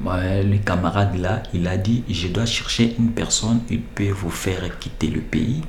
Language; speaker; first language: French; non-native, local second language; Lingala